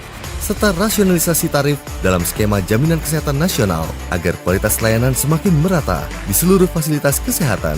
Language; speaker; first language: Indonesian; native; Indonesian